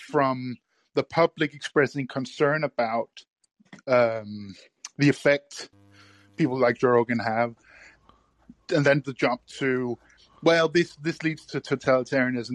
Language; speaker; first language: English; non-native, fluent; Danish